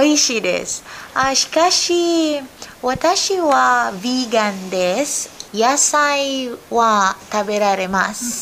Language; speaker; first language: Japanese; non-native, learner; Filipino